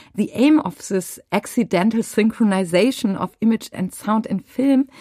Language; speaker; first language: English; non-native, fluent; German